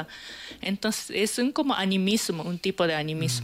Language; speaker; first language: Spanish; non-native, fluent; Japanese